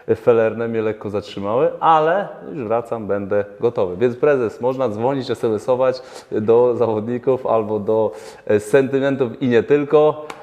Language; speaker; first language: Polish; native; Polish